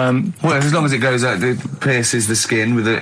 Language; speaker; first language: English; native; English